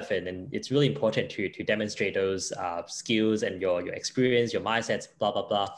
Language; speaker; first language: English; non-native, local second language; Cantonese